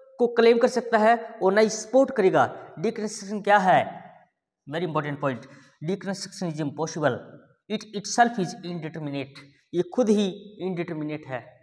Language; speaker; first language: Hindi; native; Hindi